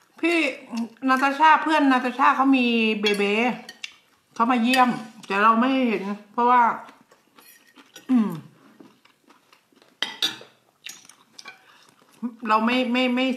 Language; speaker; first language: Thai; native; Thai